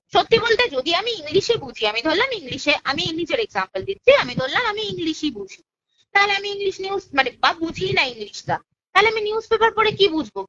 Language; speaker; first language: Bangla; native; Bangla